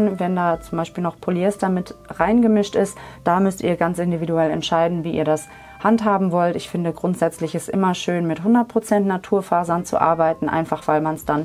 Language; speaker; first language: German; native; German